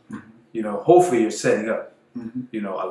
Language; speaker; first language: English; native; English